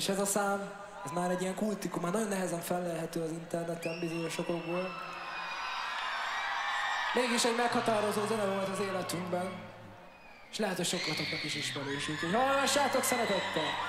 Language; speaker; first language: Hungarian; native; Hungarian